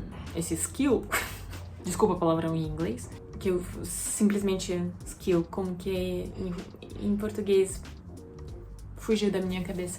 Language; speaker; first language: Portuguese; non-native, fluent; Russian